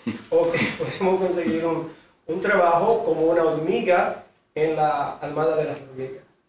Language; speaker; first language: Spanish; native; Spanish